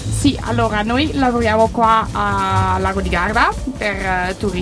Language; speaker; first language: Italian; non-native, fluent; Dutch